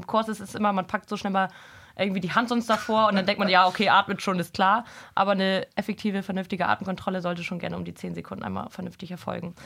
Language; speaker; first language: German; native; German